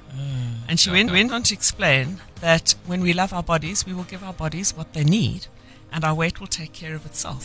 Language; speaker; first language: English; native; English